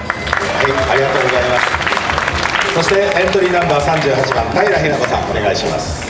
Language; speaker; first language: Japanese; native; Japanese